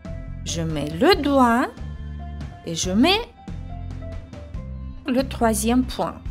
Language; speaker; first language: French; non-native, fluent; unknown